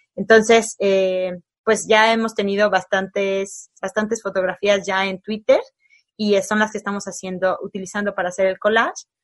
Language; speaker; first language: Spanish; native; Spanish